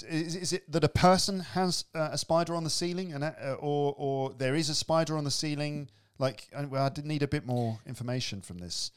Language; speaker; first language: English; native; English